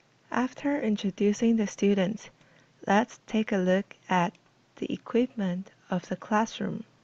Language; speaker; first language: English; non-native, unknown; Chinese